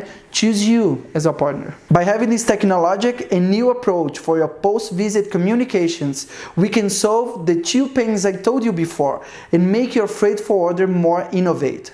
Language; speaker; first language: English; non-native, fluent; Portuguese